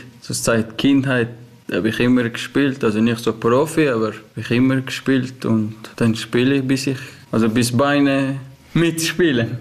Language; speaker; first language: German; non-native, learner; Persian